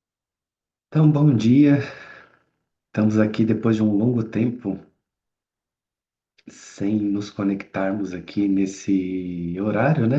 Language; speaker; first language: Portuguese; native; Portuguese